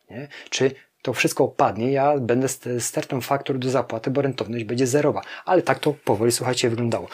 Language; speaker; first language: Polish; native; Polish